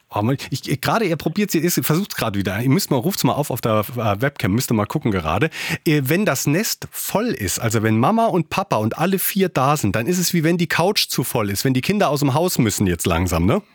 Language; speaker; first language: German; native; German